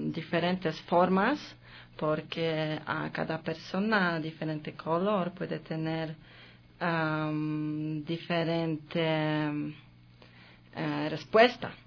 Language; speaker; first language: Spanish; non-native, learner; Polish